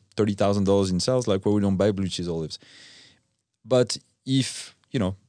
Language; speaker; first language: English; non-native, fluent; French